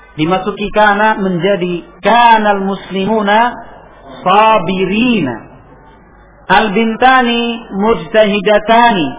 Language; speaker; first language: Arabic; non-native, fluent; Indonesian